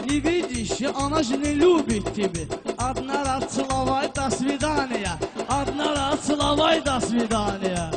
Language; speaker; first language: Russian; non-native, learner; Azerbaijani